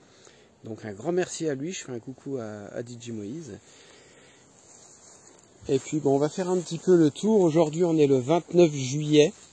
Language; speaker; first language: French; native; French